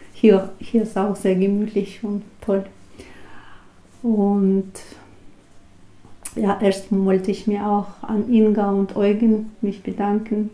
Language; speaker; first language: German; non-native, fluent; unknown